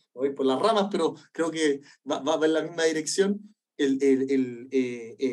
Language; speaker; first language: Spanish; native; Spanish